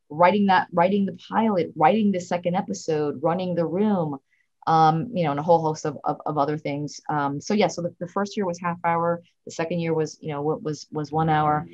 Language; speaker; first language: English; native; English